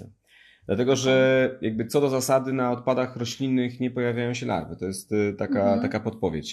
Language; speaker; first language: Polish; native; Polish